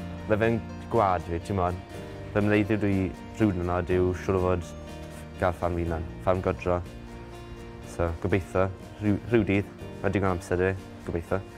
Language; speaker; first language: Welsh; native; Welsh